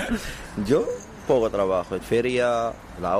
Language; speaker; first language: Spanish; non-native, learner; Arabic